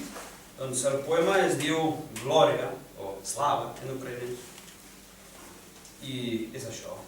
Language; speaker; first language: Catalan; non-native, fluent; Ukrainian